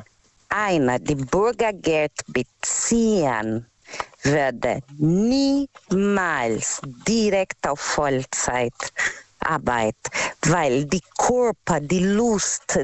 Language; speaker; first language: German; non-native, fluent; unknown